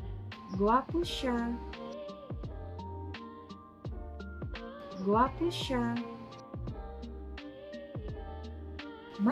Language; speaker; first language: Japanese; non-native, fluent; Cebuano